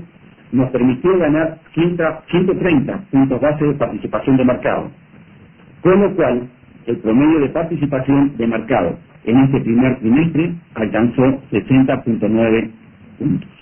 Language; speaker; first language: Spanish; native; Spanish